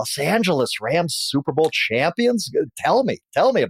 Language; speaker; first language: English; native; English